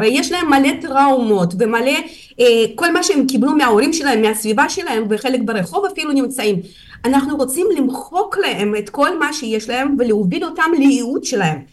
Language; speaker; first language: Hebrew; non-native, fluent; Russian